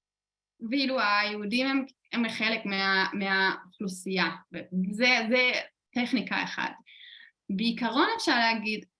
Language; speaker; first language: Hebrew; non-native, fluent; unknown